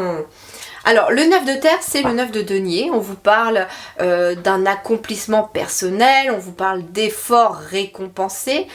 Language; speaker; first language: French; native; French